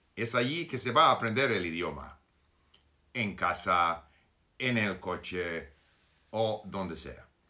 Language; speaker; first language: Spanish; non-native, fluent; English